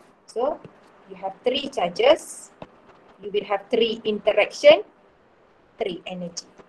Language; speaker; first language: English; non-native, local second language; Malay